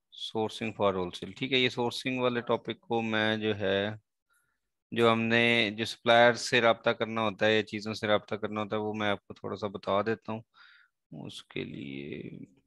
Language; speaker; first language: Urdu; non-native, local second language; Sindhi